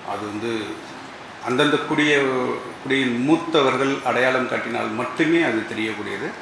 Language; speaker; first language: Tamil; native; Tamil